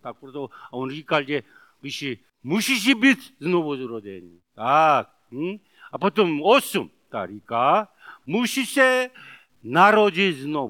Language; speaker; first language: Czech; non-native, learner; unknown